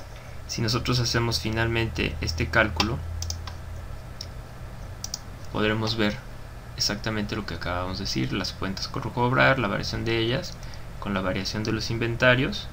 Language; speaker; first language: Spanish; native; Spanish